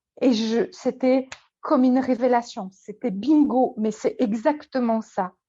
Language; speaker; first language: French; non-native, fluent; Polish